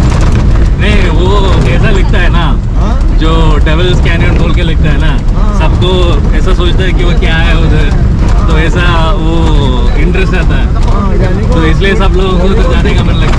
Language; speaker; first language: Hindi; non-native, local second language; Malayalam